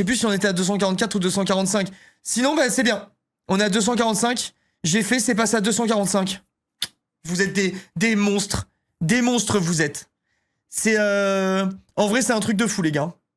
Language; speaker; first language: French; native; French